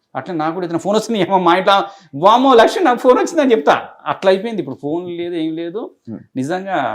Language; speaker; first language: Telugu; native; Telugu